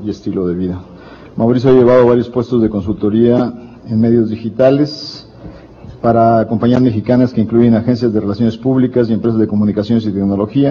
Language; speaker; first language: Spanish; native; Spanish